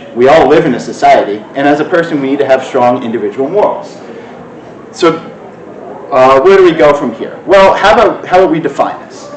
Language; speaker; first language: English; native; English